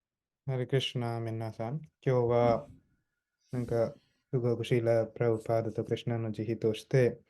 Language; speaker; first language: Japanese; non-native, fluent; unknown